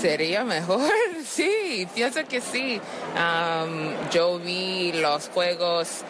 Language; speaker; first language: Spanish; non-native, learner; English